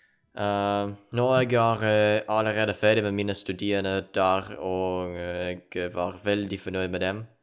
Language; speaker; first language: Norwegian; non-native, learner; Ukrainian